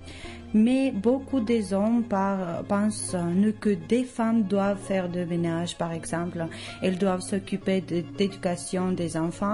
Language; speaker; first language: French; non-native, learner; Georgian